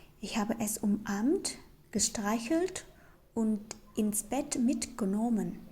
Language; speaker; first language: German; non-native, learner; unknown